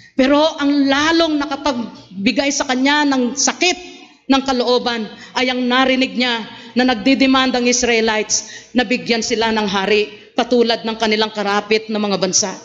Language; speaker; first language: Filipino; non-native, local second language; Pampanga